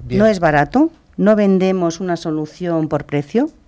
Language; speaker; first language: Spanish; native; Spanish